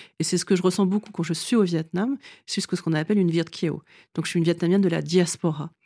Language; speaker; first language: French; early bilingual, other home language; Vietnamese